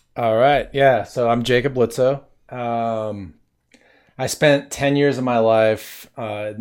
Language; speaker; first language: English; native; English